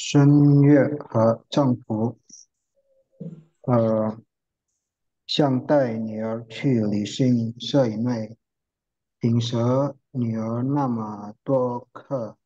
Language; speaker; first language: Chinese; non-native, learner; Indonesian